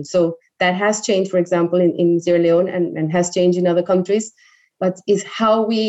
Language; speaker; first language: English; non-native, fluent; Spanish